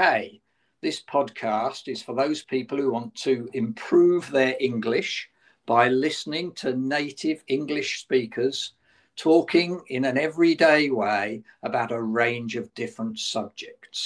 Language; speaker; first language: English; native; English